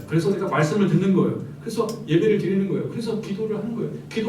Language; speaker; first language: Korean; native; Korean